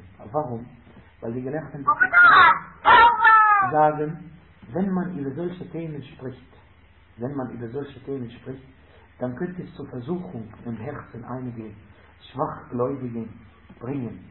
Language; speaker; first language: German; non-native, fluent; Arabic